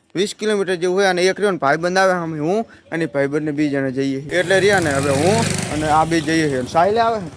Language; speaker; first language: Gujarati; native; Gujarati